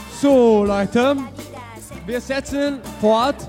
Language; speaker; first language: German; early bilingual, other home language; Turkish